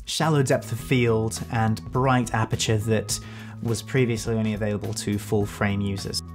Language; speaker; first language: English; native; English